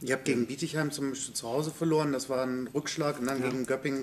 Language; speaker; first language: German; native; German